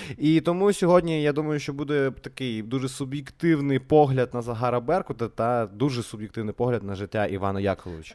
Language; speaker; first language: Ukrainian; non-native, local second language; Russian